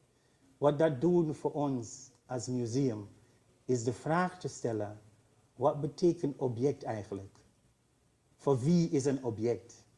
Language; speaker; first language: Dutch; non-native, learner; English